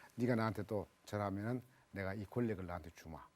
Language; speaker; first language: Korean; native; Korean